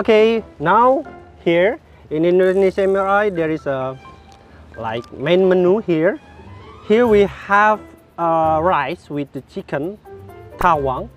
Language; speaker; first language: English; non-native, fluent; Indonesian